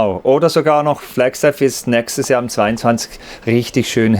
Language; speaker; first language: German; native; German